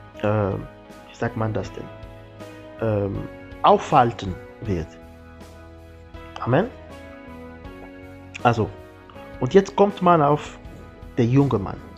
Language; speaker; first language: German; non-native, learner; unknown